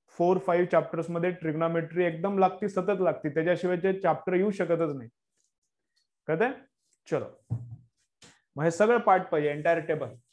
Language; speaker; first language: Marathi; native; Marathi